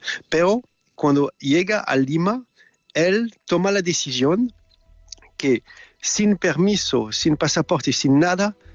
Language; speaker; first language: Spanish; non-native, learner; French